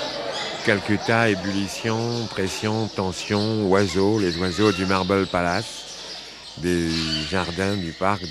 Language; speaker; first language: French; native; French